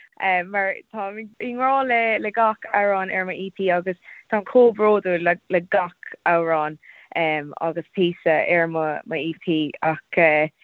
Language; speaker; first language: Irish; non-native, local second language; English